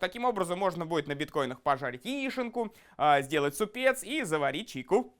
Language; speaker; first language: Russian; native; Russian